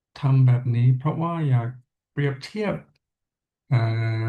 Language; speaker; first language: Thai; non-native, learner; English